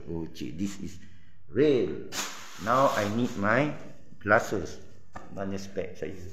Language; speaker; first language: English; non-native, local second language; Min Nan Chinese